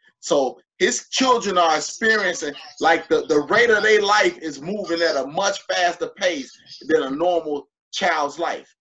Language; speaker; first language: English; native; English